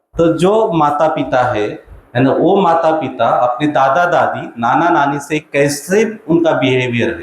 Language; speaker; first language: Hindi; non-native, local second language; Marathi